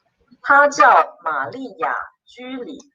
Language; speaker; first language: Chinese; non-native, learner; Polish